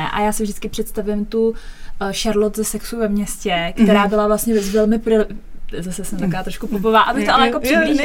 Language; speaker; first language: Czech; native; Czech